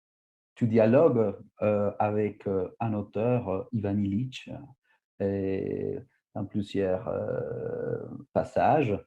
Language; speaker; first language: French; non-native, fluent; Spanish